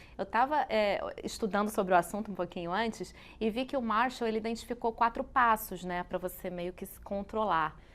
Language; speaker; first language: Portuguese; native; Portuguese